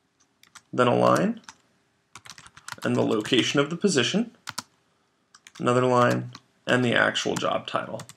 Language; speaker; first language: English; native; English